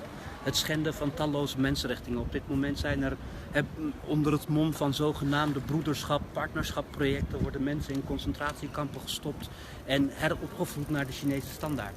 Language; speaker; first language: Dutch; early bilingual, other home language; Turkish